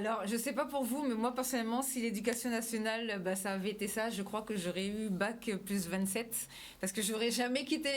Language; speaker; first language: French; native; French